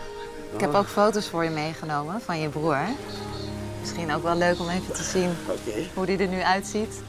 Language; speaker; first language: Dutch; native; Dutch